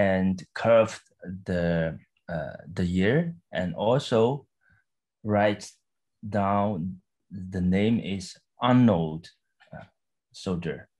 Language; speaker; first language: English; non-native, fluent; Chinese